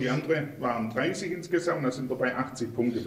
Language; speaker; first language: German; native; German